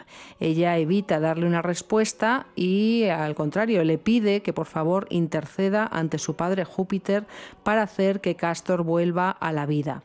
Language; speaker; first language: Spanish; native; Spanish